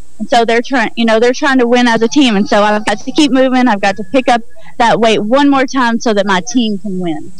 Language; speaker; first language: English; native; English